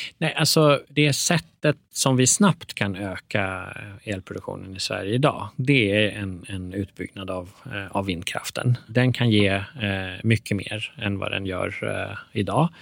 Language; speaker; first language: Swedish; early bilingual, other home language; Persian